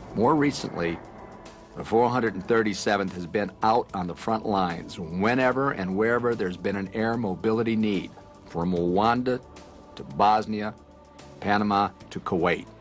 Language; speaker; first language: English; native; English